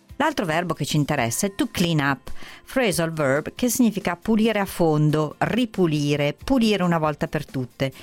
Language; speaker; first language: Italian; native; Italian